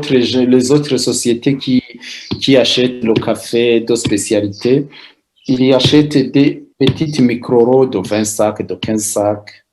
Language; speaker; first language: French; non-native, local second language; Rundi